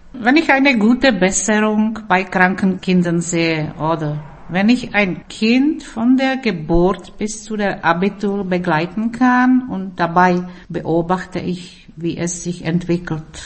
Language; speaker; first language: German; non-native, fluent; Czech